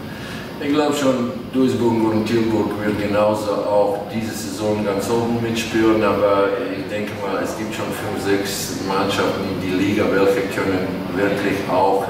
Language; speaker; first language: German; non-native, fluent; Latvian